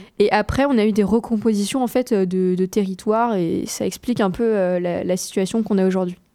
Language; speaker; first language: French; native; French